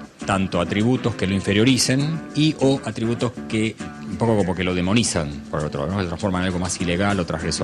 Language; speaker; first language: Spanish; native; Spanish